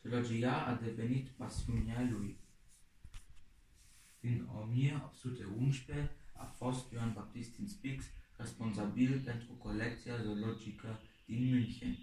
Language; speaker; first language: Romanian; early bilingual, heritage; Romanian